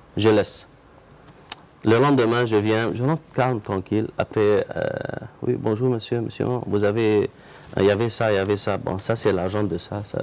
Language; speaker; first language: French; non-native, fluent; Arabic